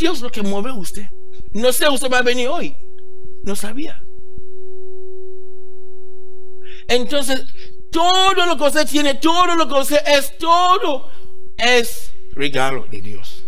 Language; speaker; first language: Spanish; non-native, learner; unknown